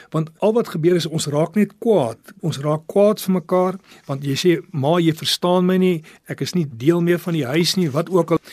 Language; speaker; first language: Afrikaans; early bilingual, other home language; English